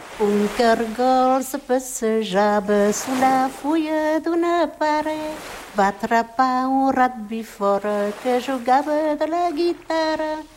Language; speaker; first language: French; native; French